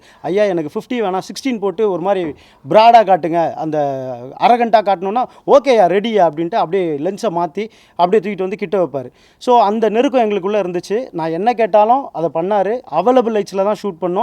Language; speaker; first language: Tamil; native; Tamil